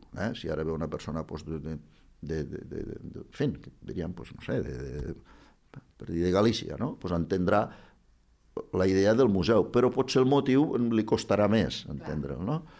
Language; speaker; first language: Catalan; native; Catalan